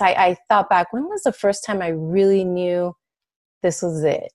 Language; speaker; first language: English; early bilingual, other home language; Spanish